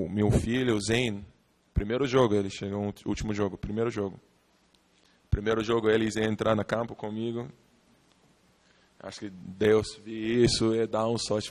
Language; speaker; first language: Portuguese; non-native, learner; English